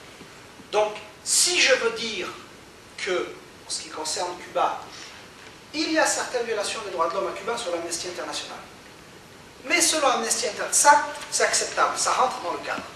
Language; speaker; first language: French; native; French